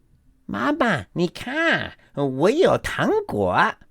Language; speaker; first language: Chinese; non-native, fluent; English